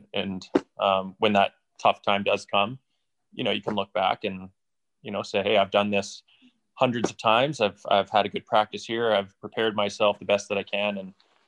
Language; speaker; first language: English; native; English